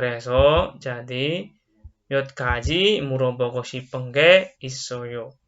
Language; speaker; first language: Korean; non-native, fluent; Indonesian